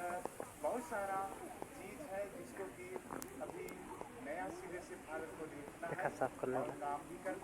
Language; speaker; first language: Hindi; native; Hindi